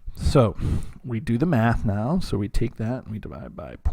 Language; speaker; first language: English; native; English